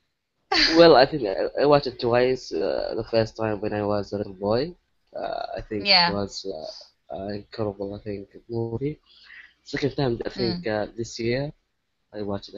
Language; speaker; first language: English; non-native, learner; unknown